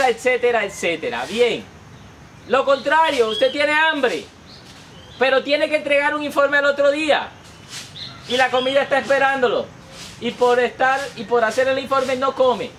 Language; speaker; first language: Spanish; native; Spanish